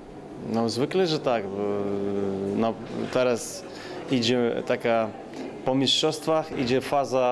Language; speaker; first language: Polish; non-native, learner; Ukrainian